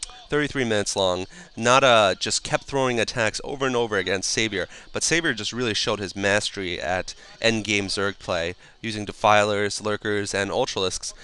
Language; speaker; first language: English; native; English